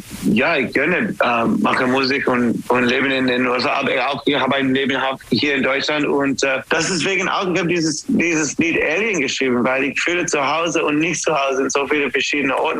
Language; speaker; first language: German; non-native, fluent; English